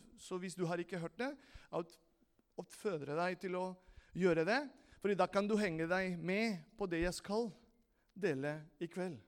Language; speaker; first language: Norwegian; non-native, fluent; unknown